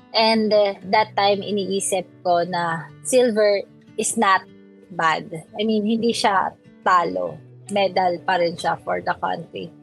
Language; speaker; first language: Filipino; native; Filipino